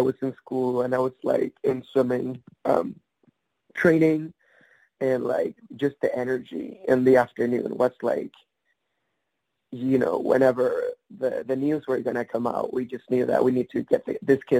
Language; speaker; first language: English; non-native, fluent; Spanish